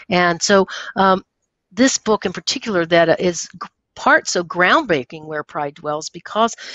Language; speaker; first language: English; native; English